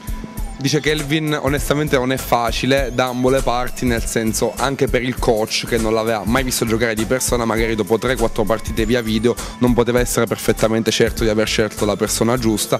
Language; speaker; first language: Italian; native; Italian